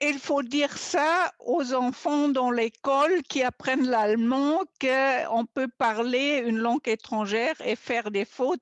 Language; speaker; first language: French; non-native, fluent; German